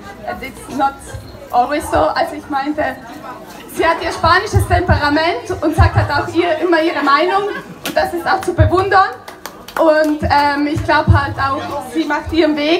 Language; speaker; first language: German; non-native, fluent; Italian